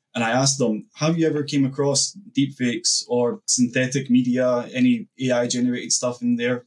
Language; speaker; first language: English; native; English